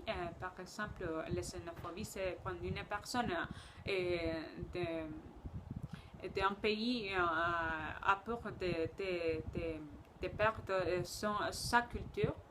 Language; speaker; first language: French; non-native, learner; Spanish